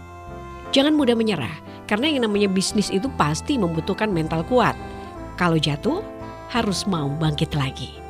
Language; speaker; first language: Indonesian; native; Indonesian